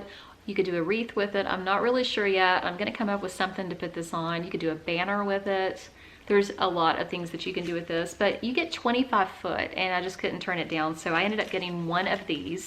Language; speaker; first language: English; native; English